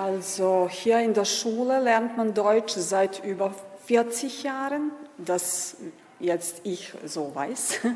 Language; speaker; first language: German; non-native, fluent; Serbian